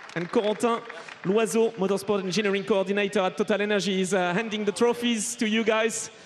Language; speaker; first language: English; non-native, fluent; French